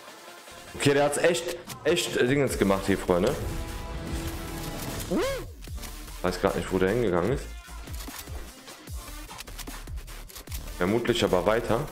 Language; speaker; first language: German; native; German